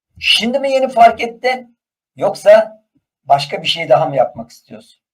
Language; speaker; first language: Turkish; native; Turkish